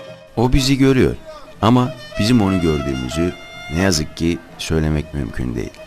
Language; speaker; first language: Turkish; native; Turkish